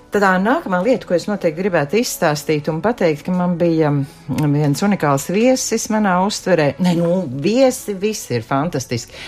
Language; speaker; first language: Latvian; native; Latvian